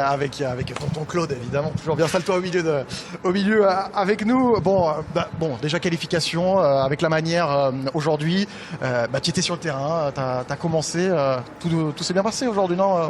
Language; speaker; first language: French; native; French